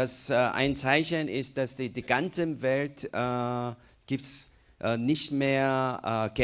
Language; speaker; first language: German; non-native, fluent; Korean